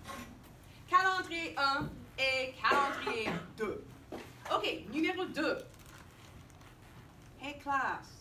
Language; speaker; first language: French; non-native, fluent; English